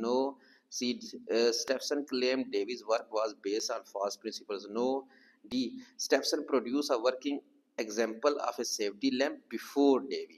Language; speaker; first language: English; non-native, local second language; Urdu